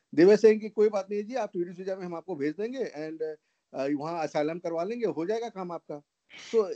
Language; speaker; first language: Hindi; non-native, local second language; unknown